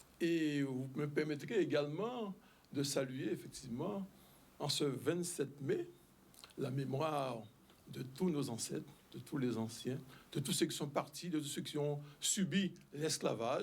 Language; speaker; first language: French; native; French